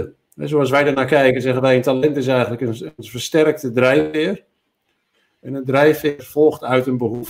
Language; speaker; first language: Dutch; native; Dutch